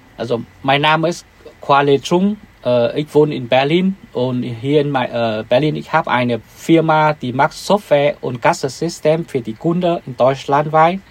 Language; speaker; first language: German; non-native, learner; Vietnamese